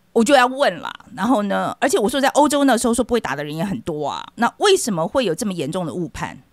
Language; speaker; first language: Chinese; native; Chinese